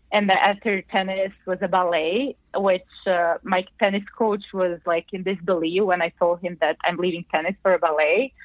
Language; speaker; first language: English; non-native, fluent; Croatian